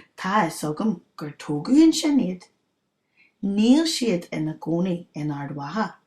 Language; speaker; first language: Irish; non-native, local second language; English